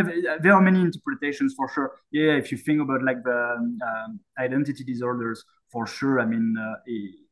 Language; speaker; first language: English; non-native, fluent; French